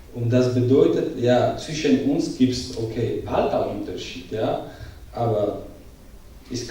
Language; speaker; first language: German; non-native, learner; Georgian